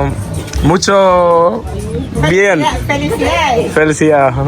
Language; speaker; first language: Spanish; non-native, learner; Malayalam